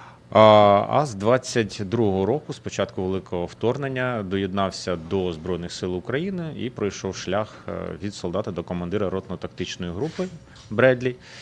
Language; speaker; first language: Ukrainian; non-native, local second language; Russian